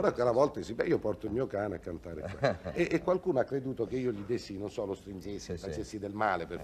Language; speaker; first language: Italian; native; Italian